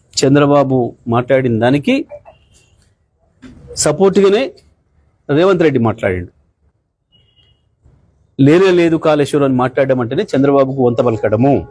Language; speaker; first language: Telugu; native; Telugu